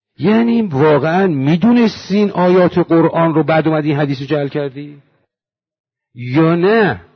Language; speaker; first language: Persian; native; Persian